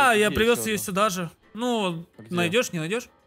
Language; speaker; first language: Russian; native; Russian